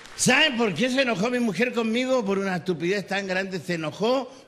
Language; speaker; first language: Spanish; native; Spanish